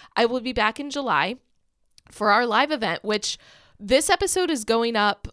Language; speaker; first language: English; native; English